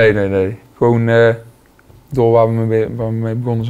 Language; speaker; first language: Dutch; native; Dutch